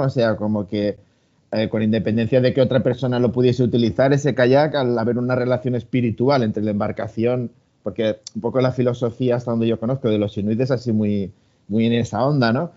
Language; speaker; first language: Spanish; native; Spanish